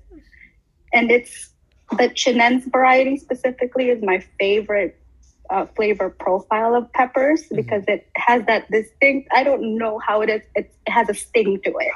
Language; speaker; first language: English; non-native, local second language; Filipino